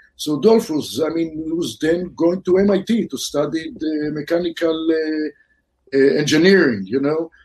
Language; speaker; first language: English; non-native, fluent; Hebrew